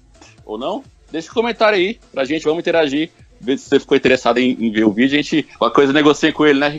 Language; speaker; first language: Portuguese; native; Portuguese